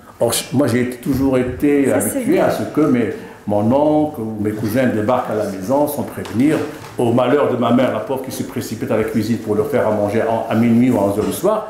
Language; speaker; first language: French; non-native, local second language; Arabic